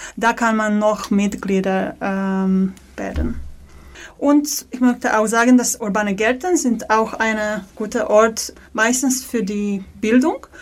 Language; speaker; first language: German; non-native, fluent; Polish